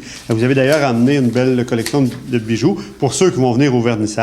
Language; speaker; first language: French; native; French